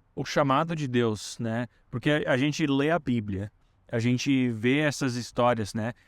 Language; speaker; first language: Portuguese; native; Portuguese